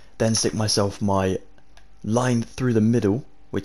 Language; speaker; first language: English; native; English